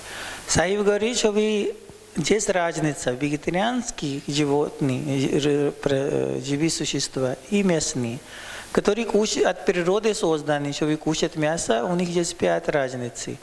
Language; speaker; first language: Russian; non-native, learner; Hindi